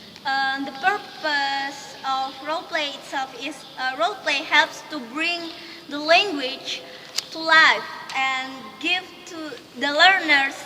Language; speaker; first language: English; non-native, learner; Indonesian